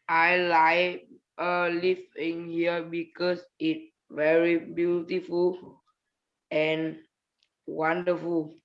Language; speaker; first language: English; non-native, learner; Vietnamese